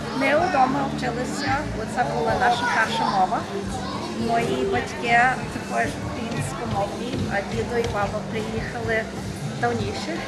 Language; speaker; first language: Ukrainian; early bilingual, heritage; Ukrainian